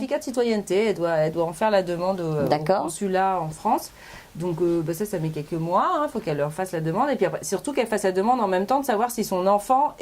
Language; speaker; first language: French; native; French